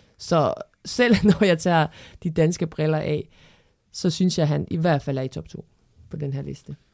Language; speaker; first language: Danish; early bilingual, other home language; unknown